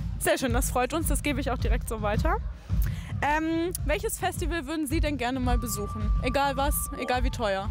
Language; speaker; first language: German; native; German